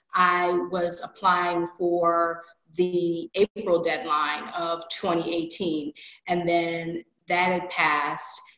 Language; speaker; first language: English; native; English